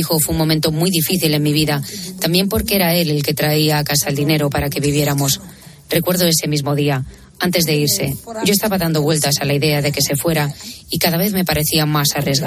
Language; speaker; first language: Spanish; non-native, fluent; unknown